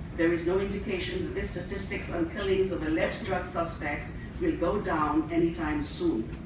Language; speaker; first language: English; non-native, local second language; Filipino